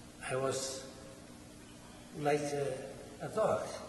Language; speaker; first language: English; non-native, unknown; Portuguese